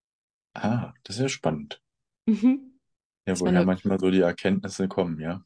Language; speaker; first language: German; native; German